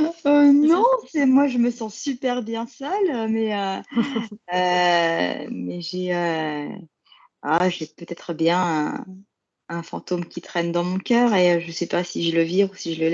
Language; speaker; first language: French; native; French